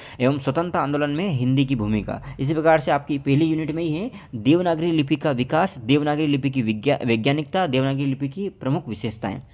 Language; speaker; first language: Hindi; native; Hindi